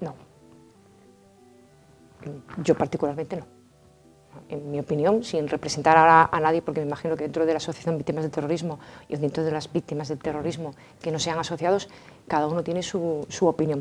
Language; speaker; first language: Spanish; native; Spanish